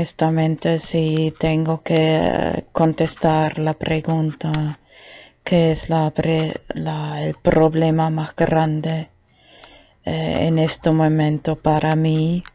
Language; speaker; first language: Spanish; non-native, fluent; German